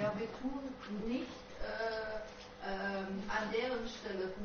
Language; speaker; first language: German; non-native, fluent; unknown